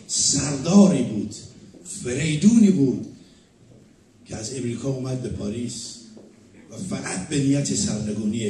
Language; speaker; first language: Persian; native; Persian